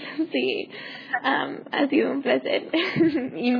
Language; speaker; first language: Spanish; non-native, learner; English